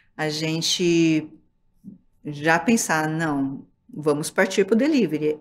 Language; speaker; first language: Portuguese; native; Portuguese